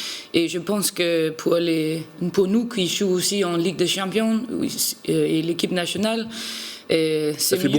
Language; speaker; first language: French; non-native, learner; Danish